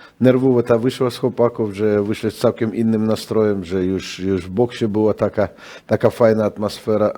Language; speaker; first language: Polish; non-native, fluent; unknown